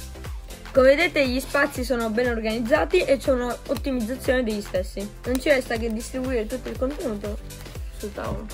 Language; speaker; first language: Italian; native; Italian